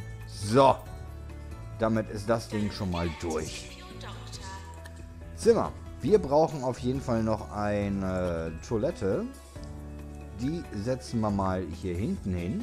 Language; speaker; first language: German; native; German